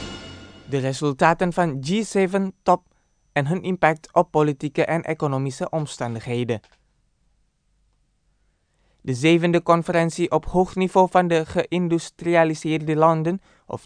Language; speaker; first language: Dutch; non-native, fluent; Indonesian